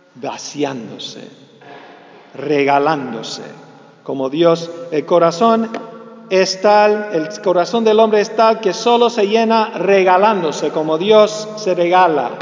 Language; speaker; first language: Spanish; early bilingual, heritage; Spanish